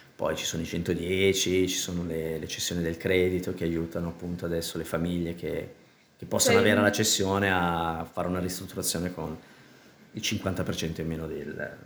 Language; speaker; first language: Italian; native; Italian